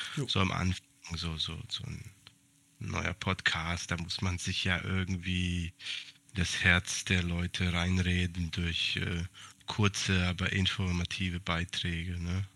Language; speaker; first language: German; early bilingual, other home language; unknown